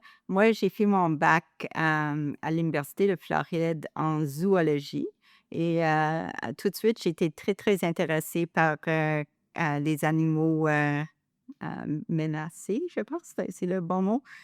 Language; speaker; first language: French; non-native, local second language; English